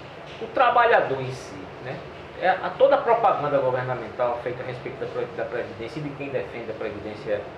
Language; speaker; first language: Portuguese; native; Portuguese